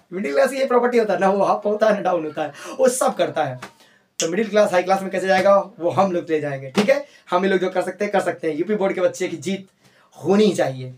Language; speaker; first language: Hindi; native; Hindi